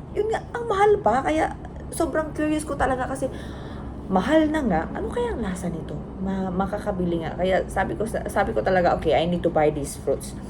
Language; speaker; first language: Filipino; non-native, local second language; Cebuano